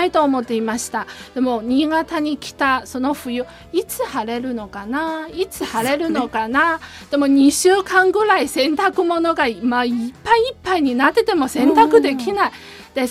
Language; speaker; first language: Japanese; non-native, fluent; Chinese